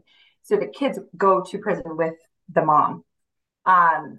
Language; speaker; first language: English; early bilingual, other home language; Spanish